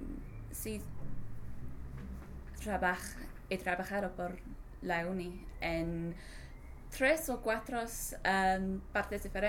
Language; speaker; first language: Spanish; non-native, learner; English